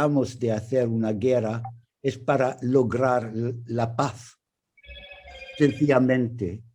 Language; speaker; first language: Spanish; non-native, fluent; English